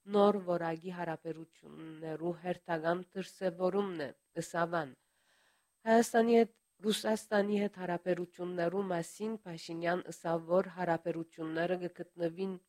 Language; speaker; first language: Armenian; early bilingual, heritage; Armenian